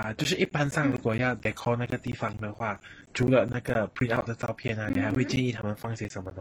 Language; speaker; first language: Chinese; native; Chinese